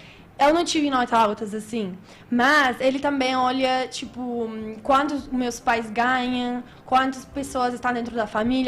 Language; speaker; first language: Portuguese; non-native, fluent; Italian